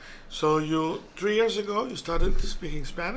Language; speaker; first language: English; non-native, local second language; Papiamento